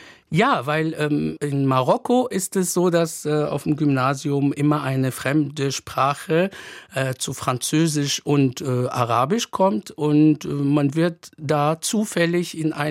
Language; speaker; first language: German; non-native, fluent; Arabic